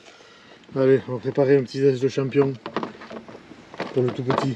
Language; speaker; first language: French; native; French